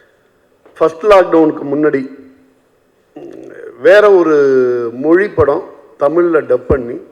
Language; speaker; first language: Tamil; native; Tamil